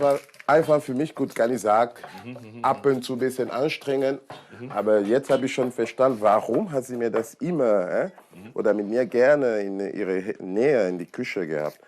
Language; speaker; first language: German; non-native, learner; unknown